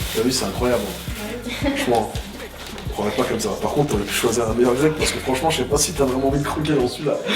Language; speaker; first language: French; native; French